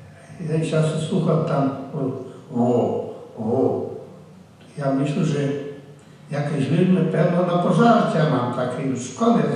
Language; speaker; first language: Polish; non-native, local second language; Rusyn